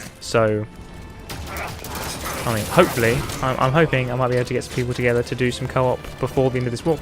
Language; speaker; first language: English; native; English